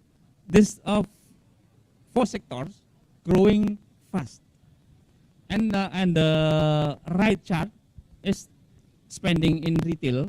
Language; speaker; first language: English; non-native, fluent; Indonesian